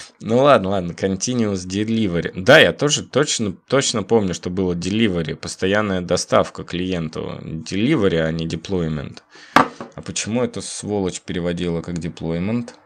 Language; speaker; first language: Russian; native; Russian